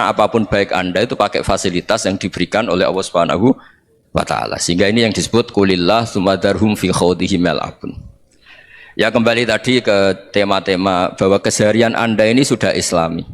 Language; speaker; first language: Indonesian; non-native, local second language; Javanese